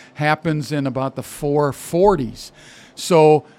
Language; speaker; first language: English; native; English